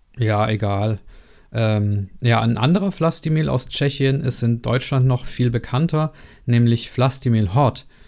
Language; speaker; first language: German; non-native, learner; Czech